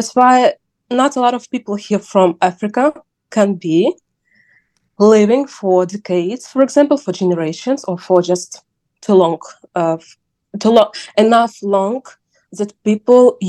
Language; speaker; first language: English; non-native, learner; Ukrainian